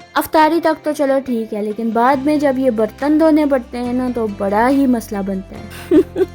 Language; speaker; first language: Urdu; native; Urdu